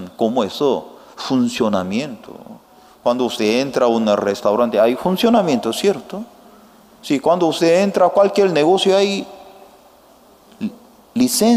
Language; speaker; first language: Spanish; non-native, learner; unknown